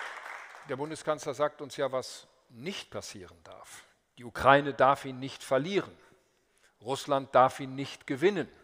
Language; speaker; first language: German; native; German